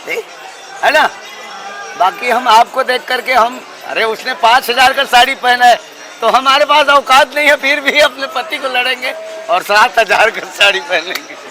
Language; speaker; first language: Hindi; native; Hindi